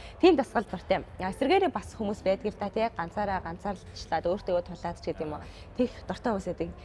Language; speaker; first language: Mongolian; native; Mongolian